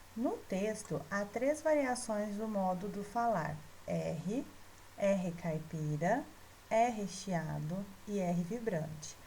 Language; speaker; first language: Portuguese; native; Portuguese